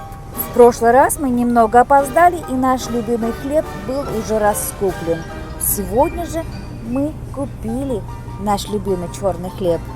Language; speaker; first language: Russian; non-native, local second language; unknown